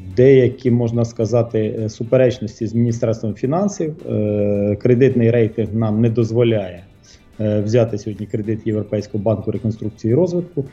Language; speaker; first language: Ukrainian; native; Ukrainian